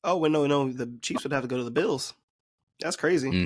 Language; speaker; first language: English; native; English